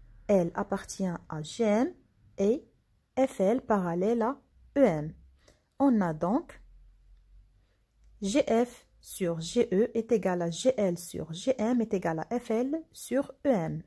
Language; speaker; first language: French; non-native, local second language; Arabic